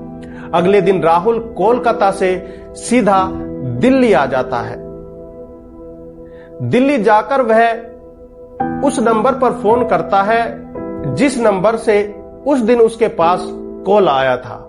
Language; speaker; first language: Hindi; native; Hindi